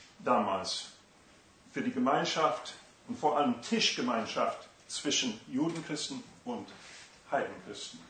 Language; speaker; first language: German; non-native, fluent; English